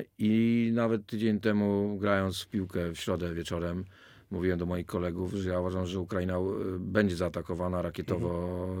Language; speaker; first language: Polish; native; Polish